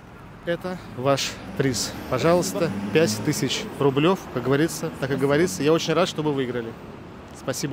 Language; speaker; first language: Russian; native; Russian